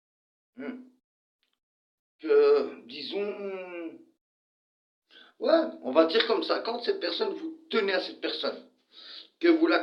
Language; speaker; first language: French; early bilingual, other home language; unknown